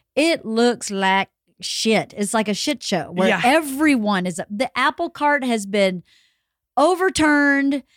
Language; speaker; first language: English; native; English